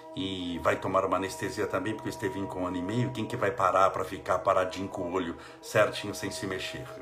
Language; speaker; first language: Portuguese; native; Portuguese